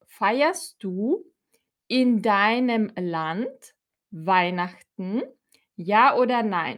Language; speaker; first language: German; non-native, fluent; Filipino